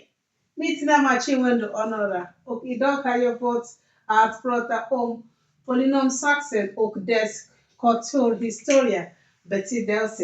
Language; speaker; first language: Swedish; non-native, learner; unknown